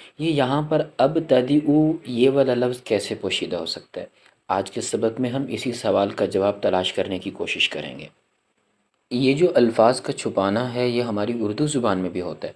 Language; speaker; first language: Urdu; native; Urdu